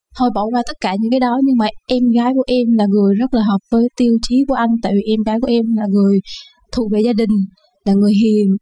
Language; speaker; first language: Vietnamese; native; Vietnamese